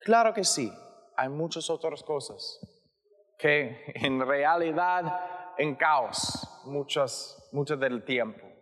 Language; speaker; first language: Spanish; non-native, learner; English